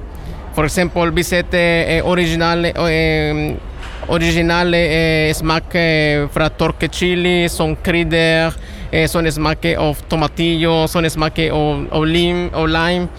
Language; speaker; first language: Norwegian; non-native, learner; Spanish